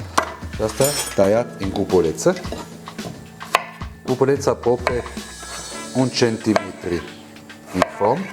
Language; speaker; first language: Romanian; non-native, learner; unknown